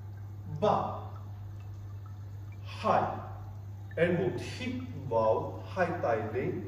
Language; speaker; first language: Vietnamese; non-native, learner; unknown